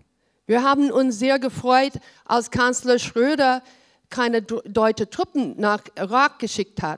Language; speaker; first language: German; early bilingual, heritage; German